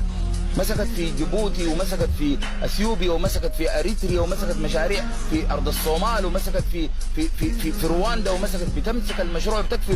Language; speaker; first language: Arabic; native; Arabic